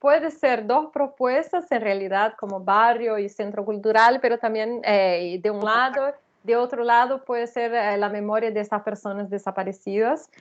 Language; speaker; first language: Spanish; non-native, fluent; Portuguese